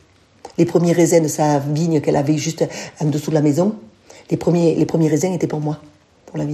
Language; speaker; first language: French; native; French